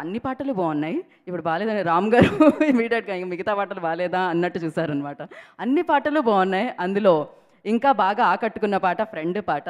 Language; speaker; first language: Telugu; native; Telugu